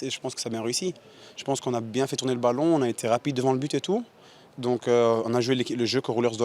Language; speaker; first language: French; native; French